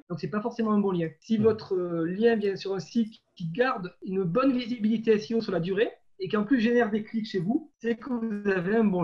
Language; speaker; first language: French; native; French